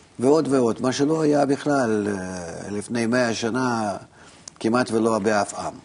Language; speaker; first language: Hebrew; non-native, fluent; Russian